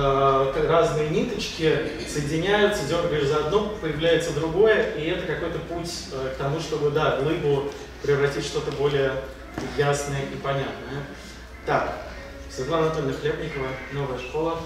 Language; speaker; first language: Russian; native; Russian